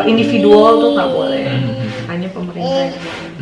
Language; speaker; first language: Indonesian; native; Indonesian